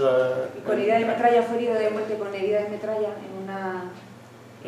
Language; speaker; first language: Spanish; native; Spanish